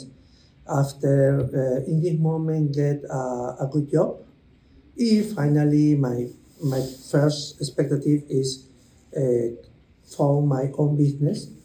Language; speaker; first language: English; non-native, learner; Spanish